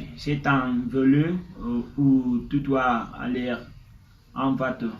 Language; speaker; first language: French; non-native, learner; Spanish